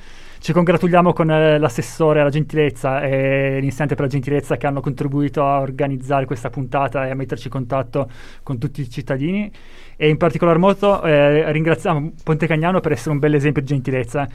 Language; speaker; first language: Italian; native; Italian